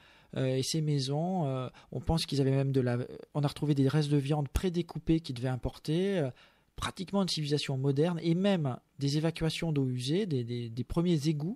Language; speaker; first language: French; native; French